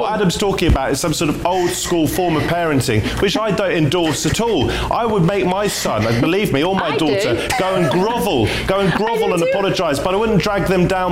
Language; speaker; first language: English; native; English